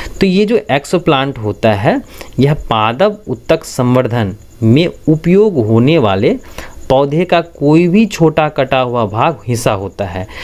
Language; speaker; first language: Hindi; native; Hindi